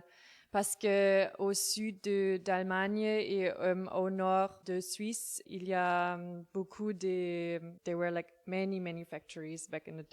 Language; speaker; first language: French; non-native, learner; German